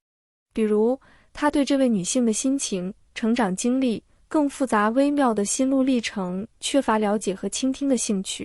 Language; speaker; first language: Chinese; native; Chinese